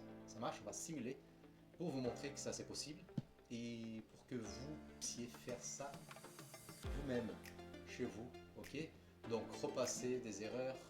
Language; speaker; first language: French; non-native, fluent; Portuguese